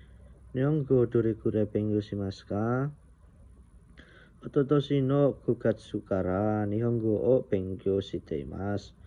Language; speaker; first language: Japanese; non-native, learner; Indonesian